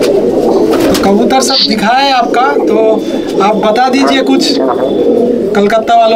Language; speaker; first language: Hindi; non-native, local second language; Bangla